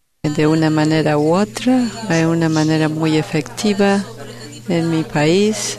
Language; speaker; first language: Spanish; non-native, fluent; Portuguese